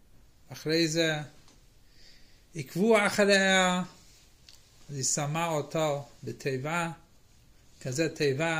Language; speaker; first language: Hebrew; non-native, fluent; English